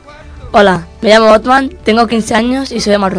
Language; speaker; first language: Spanish; early bilingual, other home language; Arabic